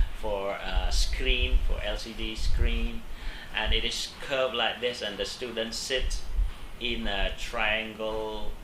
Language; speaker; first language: English; non-native, fluent; Khmer